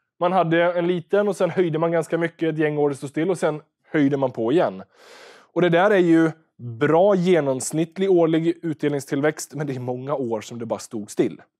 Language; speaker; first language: Swedish; native; Swedish